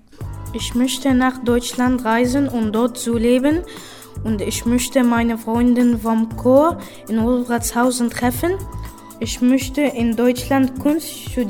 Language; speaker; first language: German; non-native, learner; Czech